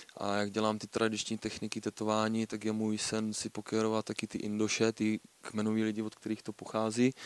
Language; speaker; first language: Czech; native; Czech